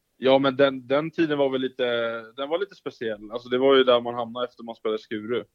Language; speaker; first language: Swedish; native; Swedish